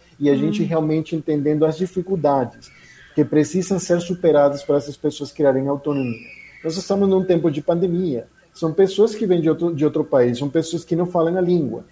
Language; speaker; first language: Portuguese; non-native, fluent; Spanish